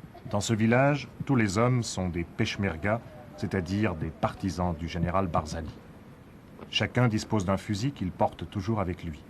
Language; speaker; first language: French; native; French